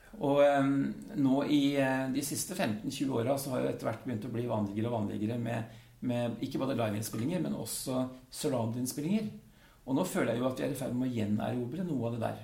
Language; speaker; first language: Norwegian; early bilingual, other home language; Dutch